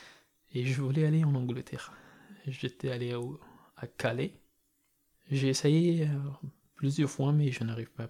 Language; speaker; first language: French; non-native, learner; Persian